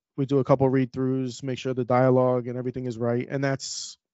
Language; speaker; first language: English; native; English